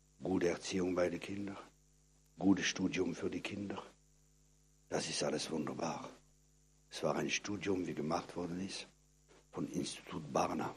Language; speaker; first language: German; non-native, fluent; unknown